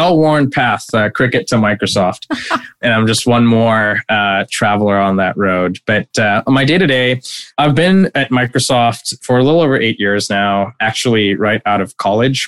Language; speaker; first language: English; non-native, local second language; Bangla